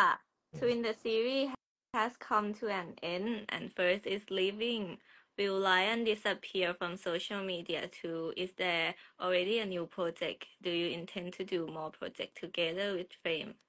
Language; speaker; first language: English; non-native, fluent; Thai